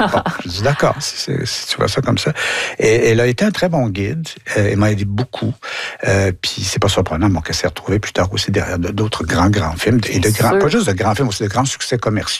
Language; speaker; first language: French; native; French